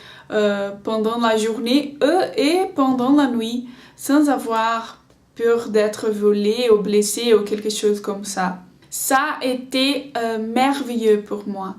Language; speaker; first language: French; non-native, learner; Portuguese